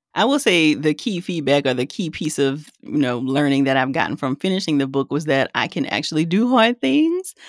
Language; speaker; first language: English; native; English